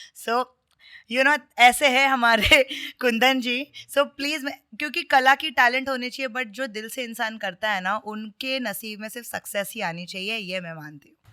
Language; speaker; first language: Hindi; non-native, local second language; Marathi